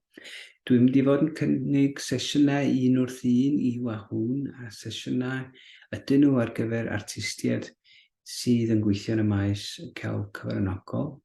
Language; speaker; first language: Welsh; native; Welsh